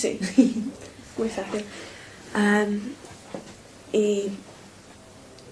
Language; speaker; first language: Spanish; non-native, learner; English